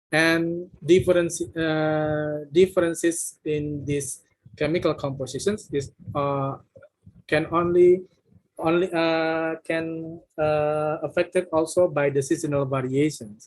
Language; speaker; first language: English; non-native, fluent; Indonesian